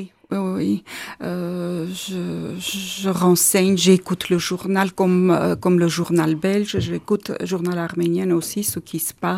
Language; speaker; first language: French; non-native, learner; Armenian